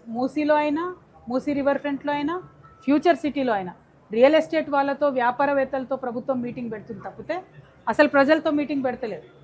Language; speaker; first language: Telugu; native; Telugu